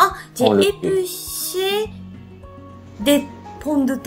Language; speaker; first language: French; non-native, learner; Japanese